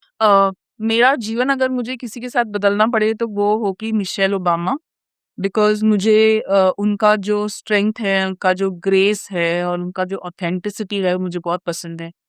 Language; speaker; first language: Hindi; non-native, local second language; Malayalam